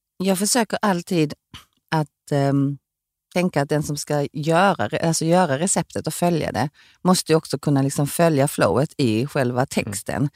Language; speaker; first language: Swedish; early bilingual, other home language; Korean